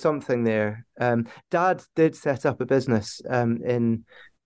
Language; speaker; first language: English; native; English